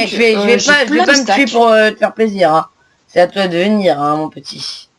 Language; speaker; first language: French; native; French